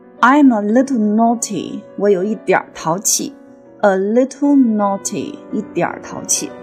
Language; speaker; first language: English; non-native, fluent; Chinese